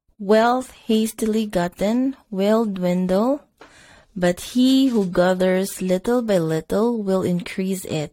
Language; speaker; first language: English; non-native, local second language; Cebuano